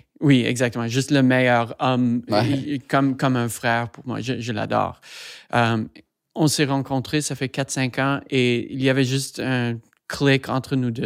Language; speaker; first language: French; non-native, fluent; English